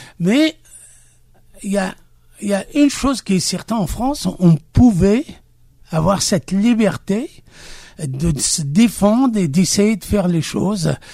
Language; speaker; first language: French; non-native, local second language; Kabyle